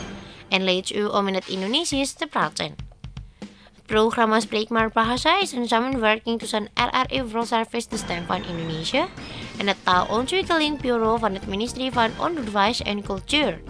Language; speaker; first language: Dutch; non-native, fluent; Indonesian